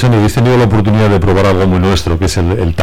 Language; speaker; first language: Spanish; native; Spanish